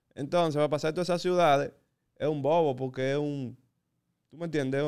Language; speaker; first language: Spanish; native; Spanish